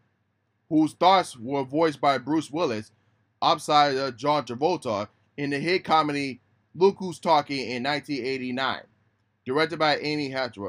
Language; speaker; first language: English; native; English